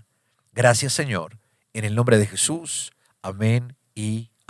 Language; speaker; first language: Spanish; native; Spanish